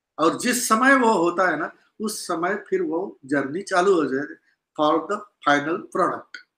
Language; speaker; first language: Hindi; non-native, local second language; Konkani